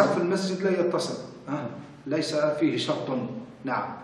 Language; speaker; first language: Arabic; native; Arabic